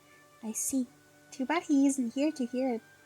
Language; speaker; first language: English; native; English